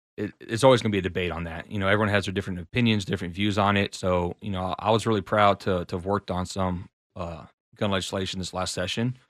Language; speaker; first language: English; native; English